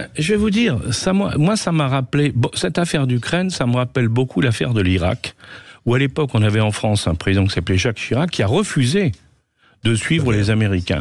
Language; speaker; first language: French; native; French